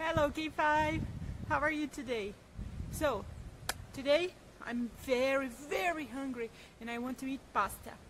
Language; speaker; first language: English; non-native, fluent; Portuguese